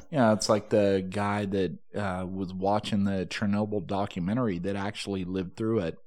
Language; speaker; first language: English; native; English